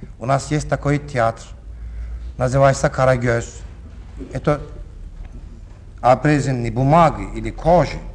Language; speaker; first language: Russian; non-native, learner; Turkish